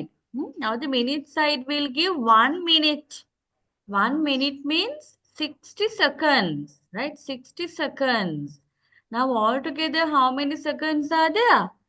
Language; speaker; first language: English; non-native, local second language; Sinhala